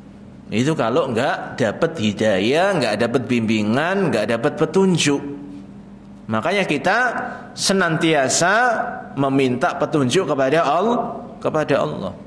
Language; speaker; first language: Indonesian; native; Indonesian